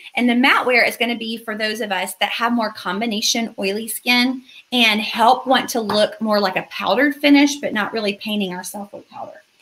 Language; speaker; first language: English; native; English